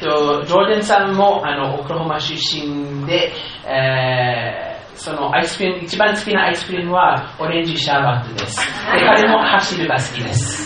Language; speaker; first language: Japanese; non-native, fluent; English